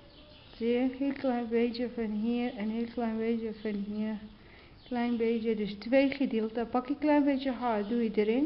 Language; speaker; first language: Dutch; non-native, learner; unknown